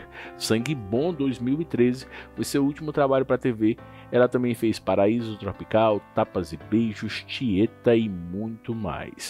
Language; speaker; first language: Portuguese; native; Portuguese